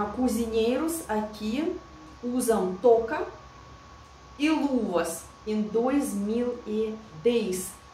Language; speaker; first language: Portuguese; non-native, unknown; Russian